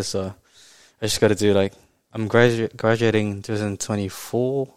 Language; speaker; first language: English; non-native, fluent; Japanese